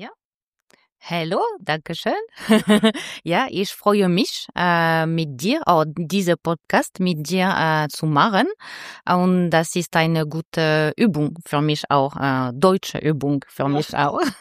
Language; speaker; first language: German; non-native, learner; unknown